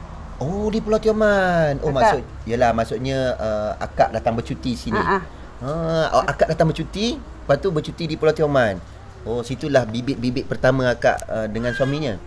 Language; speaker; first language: Malay; native; Malay